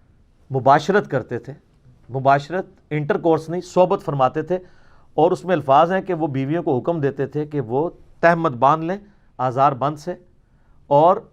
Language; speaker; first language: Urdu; non-native, local second language; Punjabi